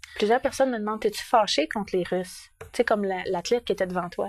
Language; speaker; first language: French; native; French